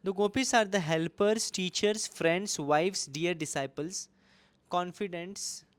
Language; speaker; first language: English; non-native, local second language; Hindi